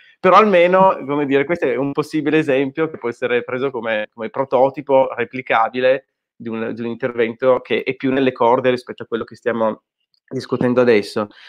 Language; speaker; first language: Italian; native; Italian